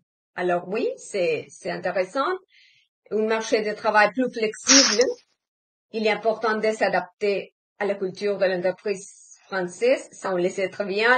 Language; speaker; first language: French; non-native, fluent; Spanish